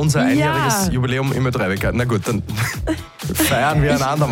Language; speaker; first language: German; native; German